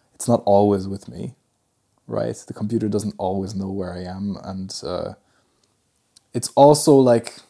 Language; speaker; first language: English; early bilingual, other home language; Pashto